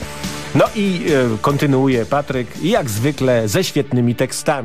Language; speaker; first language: Polish; native; Polish